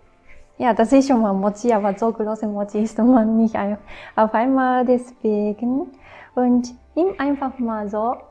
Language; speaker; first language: German; non-native, fluent; Japanese